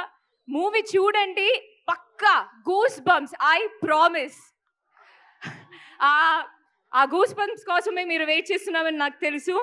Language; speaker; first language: Telugu; non-native, local second language; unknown